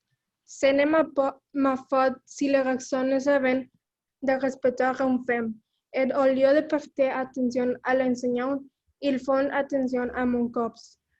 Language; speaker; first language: French; non-native, learner; Spanish